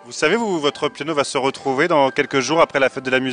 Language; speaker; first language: French; native; French